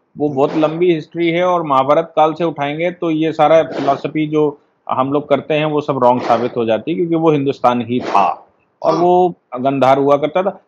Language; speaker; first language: Hindi; native; Hindi